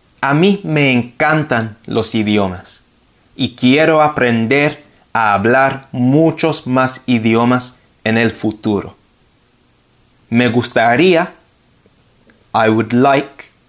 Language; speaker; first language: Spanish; non-native, fluent; English